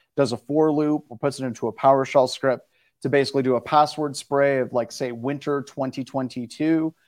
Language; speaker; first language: English; native; English